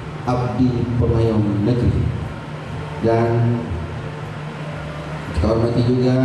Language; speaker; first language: Indonesian; native; Indonesian